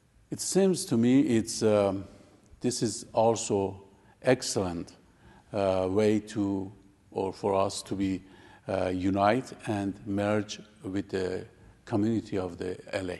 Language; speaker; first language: English; non-native, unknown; Persian